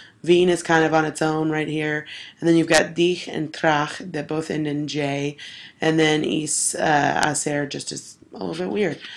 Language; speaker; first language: English; native; English